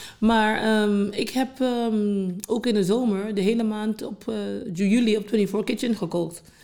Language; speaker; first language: Dutch; non-native, local second language; English